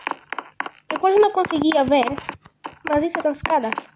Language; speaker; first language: Spanish; non-native, learner; Portuguese